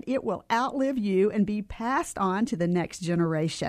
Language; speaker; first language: English; native; English